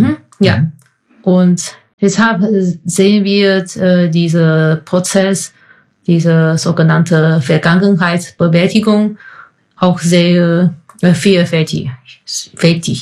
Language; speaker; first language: German; non-native, fluent; Chinese